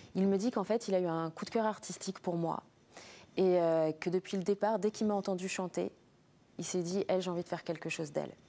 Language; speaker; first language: French; native; French